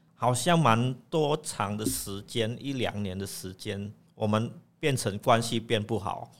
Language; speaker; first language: Chinese; non-native, fluent; Indonesian